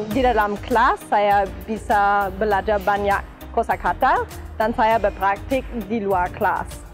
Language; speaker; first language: Indonesian; non-native, learner; German